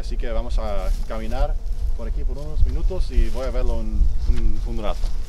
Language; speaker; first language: Spanish; non-native, fluent; English